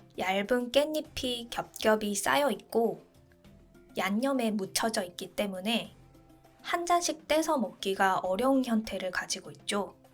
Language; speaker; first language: Korean; non-native, fluent; Japanese